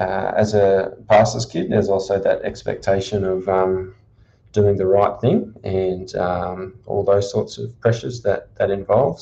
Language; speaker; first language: English; native; English